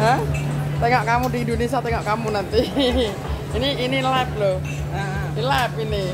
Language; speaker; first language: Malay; non-native, local second language; Indonesian